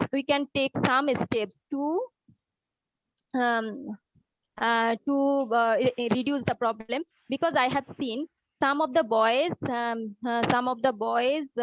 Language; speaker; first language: English; non-native, learner; Bangla